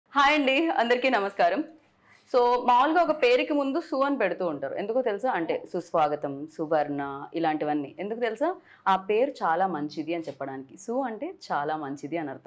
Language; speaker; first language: Telugu; native; Telugu